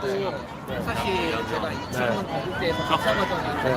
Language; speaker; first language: Korean; native; Korean